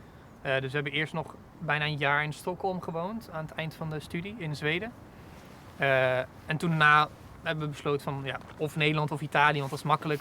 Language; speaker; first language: Dutch; native; Dutch